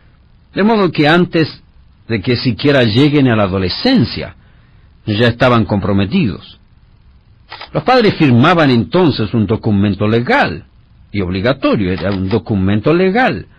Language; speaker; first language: Spanish; native; Spanish